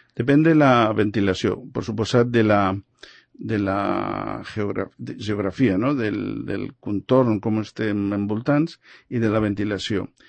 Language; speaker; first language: Catalan; non-native, local second language; Spanish